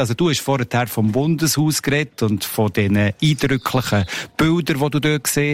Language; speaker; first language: German; native; German